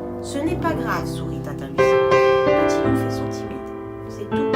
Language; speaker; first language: French; native; French